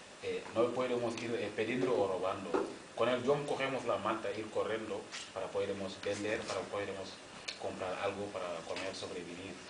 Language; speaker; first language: Spanish; non-native, learner; Wolof